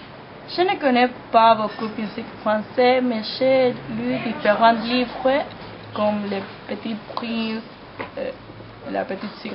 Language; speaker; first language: French; non-native, learner; Spanish